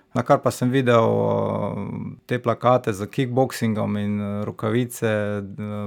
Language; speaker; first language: Slovenian; native; Slovenian